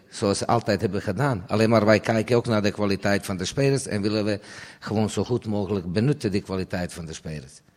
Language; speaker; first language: Dutch; non-native, fluent; Serbian